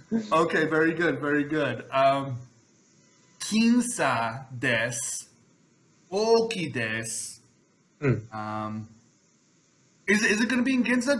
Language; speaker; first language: English; native; English